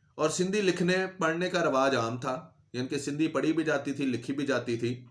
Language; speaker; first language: Urdu; non-native, local second language; Punjabi